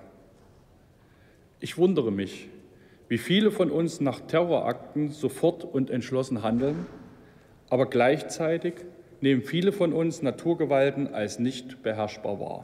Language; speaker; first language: German; native; German